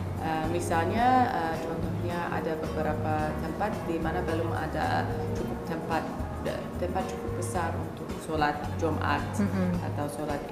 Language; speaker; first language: Indonesian; non-native, fluent; English